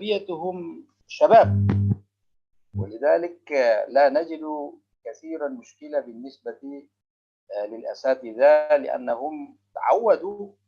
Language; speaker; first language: Arabic; non-native, local second language; Indonesian